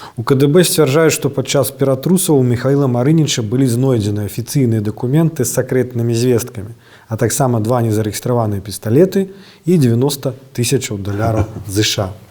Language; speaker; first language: Belarusian; non-native, local second language; Russian